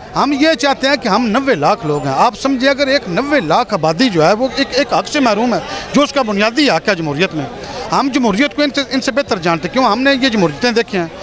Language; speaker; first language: Urdu; non-native, local second language; Punjabi